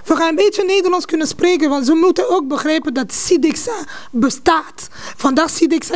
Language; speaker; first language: Dutch; non-native, learner; French